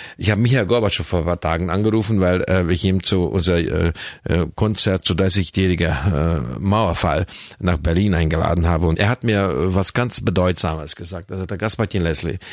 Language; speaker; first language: German; non-native, fluent; Hungarian